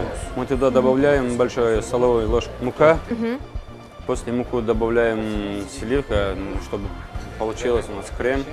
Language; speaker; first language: Russian; non-native, learner; Turkish